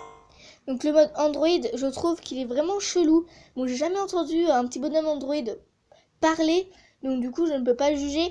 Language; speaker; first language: French; native; French